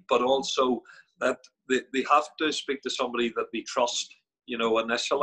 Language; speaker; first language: English; native; English